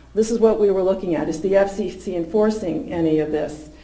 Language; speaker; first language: English; native; English